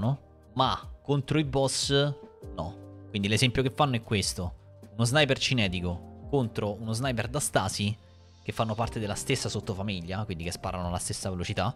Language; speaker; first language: Italian; native; Italian